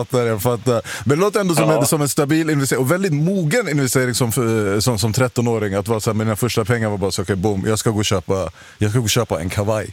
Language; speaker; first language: Swedish; native; Swedish